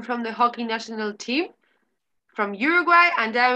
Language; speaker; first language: English; non-native, learner; Spanish